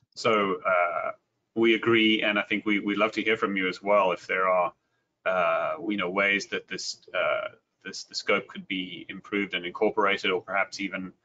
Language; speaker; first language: English; native; English